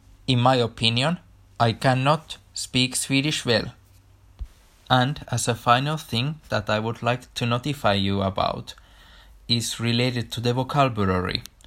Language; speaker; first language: English; non-native, fluent; Finnish